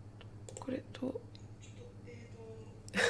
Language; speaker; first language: Japanese; non-native, fluent; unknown